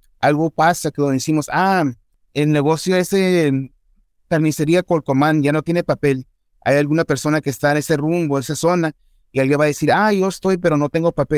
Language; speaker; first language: Spanish; early bilingual, heritage; Spanish